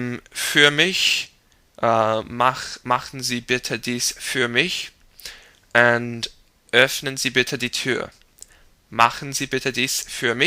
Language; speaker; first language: German; non-native, learner; English